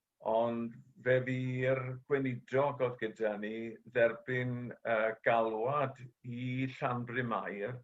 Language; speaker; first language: Welsh; native; Welsh